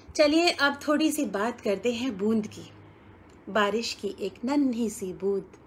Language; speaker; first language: Hindi; native; Hindi